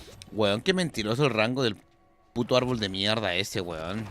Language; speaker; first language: Spanish; native; Spanish